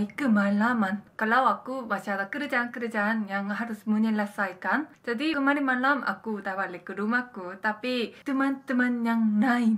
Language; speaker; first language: Indonesian; non-native, fluent; Korean